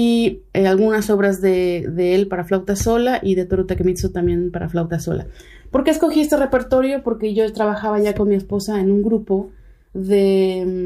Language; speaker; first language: Spanish; native; Spanish